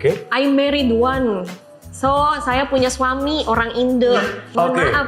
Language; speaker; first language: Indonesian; non-native, learner; Filipino